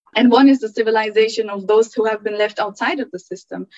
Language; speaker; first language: English; early bilingual, other home language; German